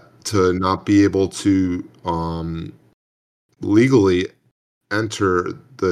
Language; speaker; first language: English; native; English